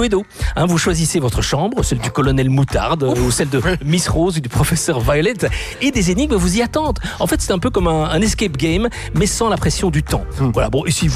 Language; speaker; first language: French; native; French